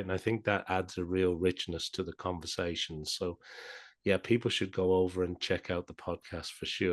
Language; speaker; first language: English; native; English